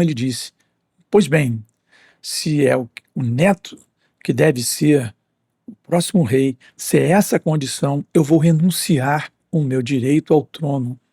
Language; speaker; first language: Portuguese; native; Portuguese